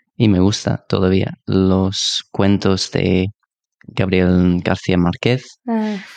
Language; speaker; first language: Spanish; non-native, fluent; English